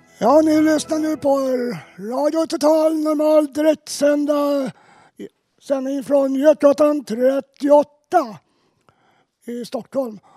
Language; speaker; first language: Swedish; native; Swedish